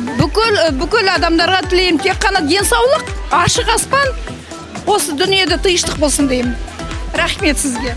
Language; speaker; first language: Kazakh; non-native, local second language; Russian